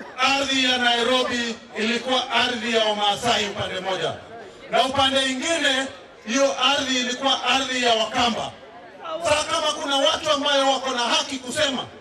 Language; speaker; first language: Swahili; non-native, local second language; Luo (Kenya and Tanzania)